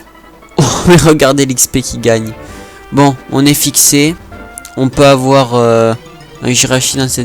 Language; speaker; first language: French; native; French